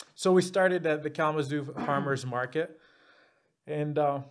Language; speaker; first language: English; non-native, fluent; Arabic